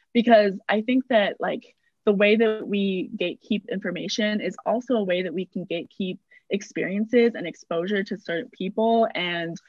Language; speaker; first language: English; native; English